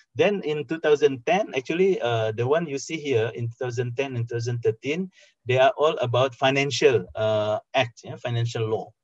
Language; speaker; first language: English; non-native, fluent; Indonesian